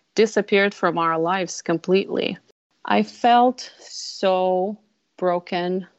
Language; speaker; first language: English; non-native, fluent; Russian